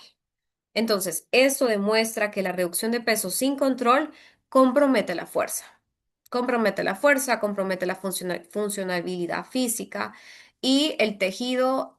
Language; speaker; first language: Spanish; native; Spanish